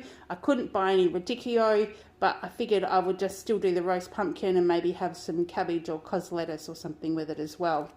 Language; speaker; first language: English; native; English